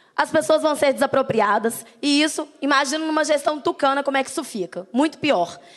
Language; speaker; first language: Portuguese; native; Portuguese